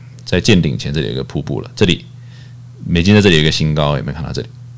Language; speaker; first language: Chinese; native; Chinese